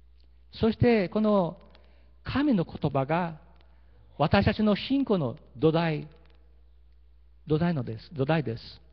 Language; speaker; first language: Japanese; early bilingual, heritage; Portuguese